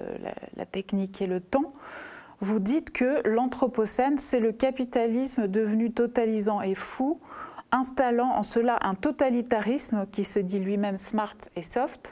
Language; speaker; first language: French; native; French